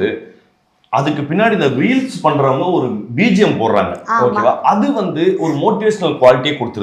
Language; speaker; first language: Tamil; native; Tamil